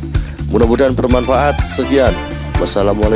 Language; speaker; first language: Indonesian; native; Indonesian